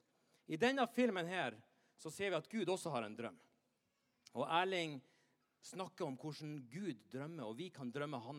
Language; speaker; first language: Norwegian; native; Norwegian